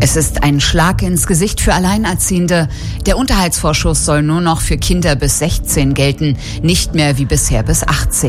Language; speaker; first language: German; native; German